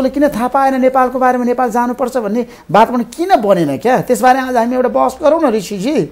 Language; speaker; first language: Nepali; native; Nepali